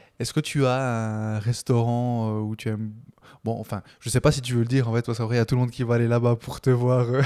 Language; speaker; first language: French; early bilingual, other home language; Spanish